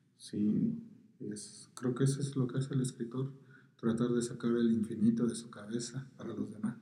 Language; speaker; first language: Spanish; native; Spanish